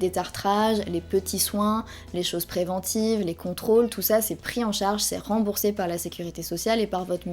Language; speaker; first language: French; native; French